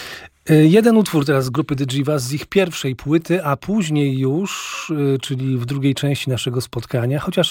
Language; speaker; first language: Polish; native; Polish